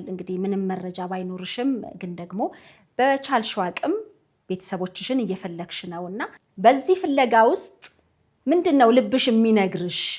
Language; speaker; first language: Amharic; native; Amharic